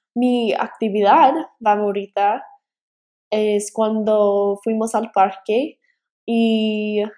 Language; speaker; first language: Spanish; early bilingual, heritage; Spanish